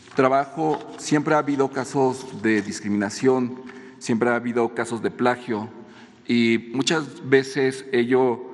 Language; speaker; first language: Spanish; native; Spanish